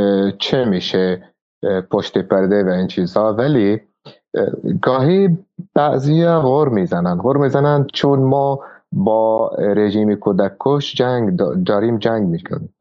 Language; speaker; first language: Persian; non-native, fluent; Arabic